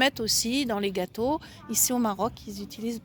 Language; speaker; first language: French; native; French